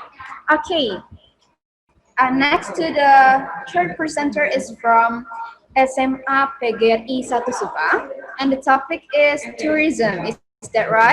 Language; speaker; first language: English; non-native, learner; Indonesian